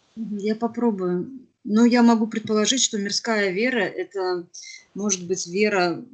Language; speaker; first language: Russian; native; Russian